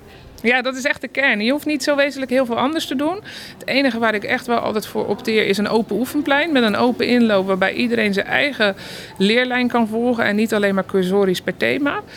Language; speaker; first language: Dutch; native; Dutch